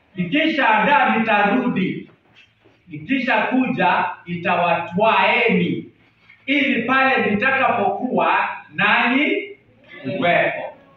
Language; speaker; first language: Swahili; native; Swahili